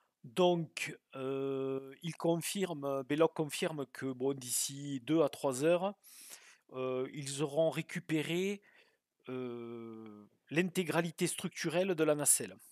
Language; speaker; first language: French; native; French